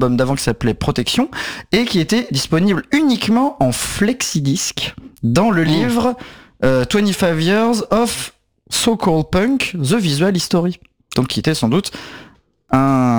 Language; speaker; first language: French; native; French